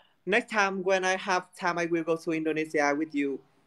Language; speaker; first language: English; non-native, learner; Vietnamese